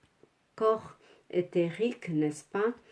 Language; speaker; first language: French; non-native, fluent; Portuguese